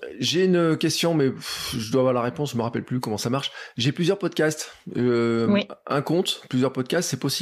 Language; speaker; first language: French; native; French